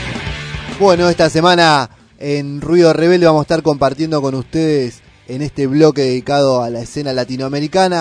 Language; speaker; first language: Spanish; native; Spanish